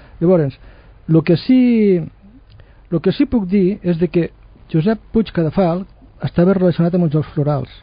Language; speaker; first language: Catalan; native; Catalan